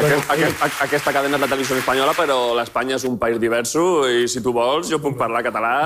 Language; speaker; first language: Catalan; non-native, local second language; Spanish